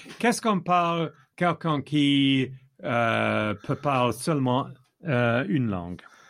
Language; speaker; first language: French; non-native, learner; English